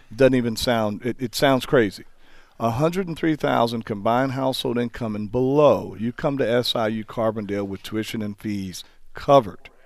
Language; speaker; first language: English; native; English